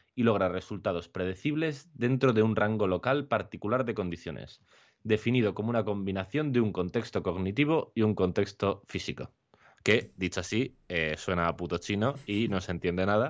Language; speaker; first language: Spanish; native; Spanish